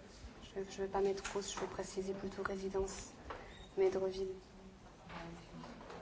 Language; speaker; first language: French; native; French